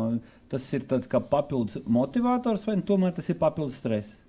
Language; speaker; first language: Latvian; native; Latvian